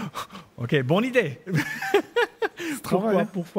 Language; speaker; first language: French; non-native, learner; German